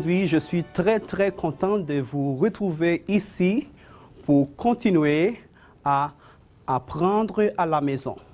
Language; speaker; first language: French; non-native, fluent; Spanish